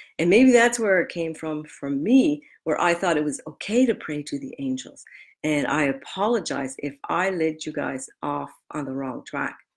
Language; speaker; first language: English; native; English